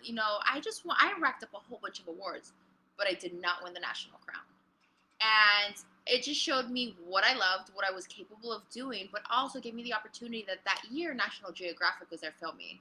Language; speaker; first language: English; early bilingual, other home language; Spanish